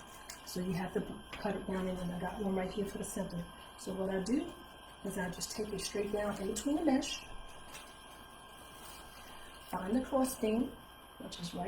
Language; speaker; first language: English; native; English